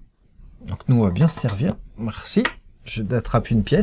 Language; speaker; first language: French; native; French